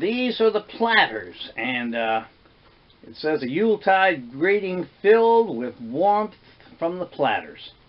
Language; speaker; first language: English; native; English